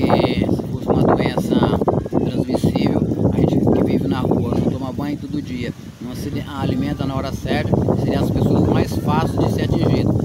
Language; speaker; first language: Portuguese; native; Portuguese